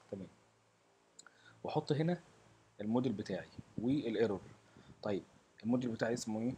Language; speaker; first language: Arabic; native; Arabic